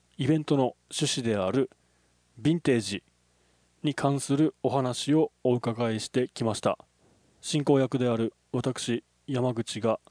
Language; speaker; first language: Japanese; native; Japanese